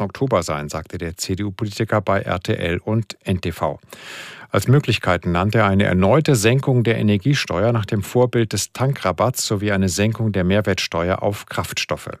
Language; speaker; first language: German; native; German